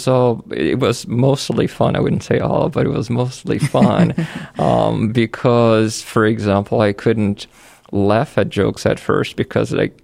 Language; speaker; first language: English; non-native, fluent; Portuguese